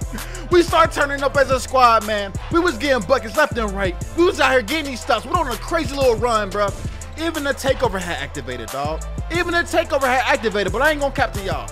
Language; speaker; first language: English; native; English